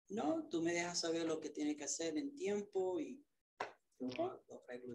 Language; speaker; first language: Spanish; early bilingual, other home language; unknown